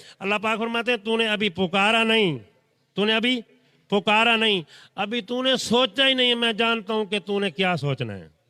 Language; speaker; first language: Urdu; non-native, local second language; Saraiki